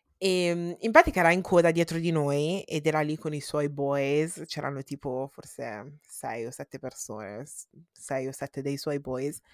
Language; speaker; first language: Italian; early bilingual, heritage; Italian